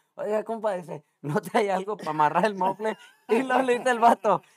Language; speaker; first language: Spanish; native; Spanish